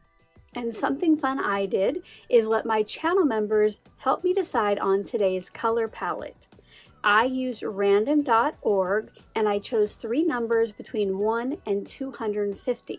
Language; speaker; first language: English; native; English